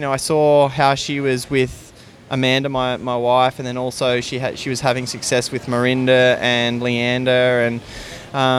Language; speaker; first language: English; native; English